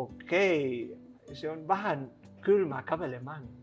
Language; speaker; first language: Finnish; non-native, learner; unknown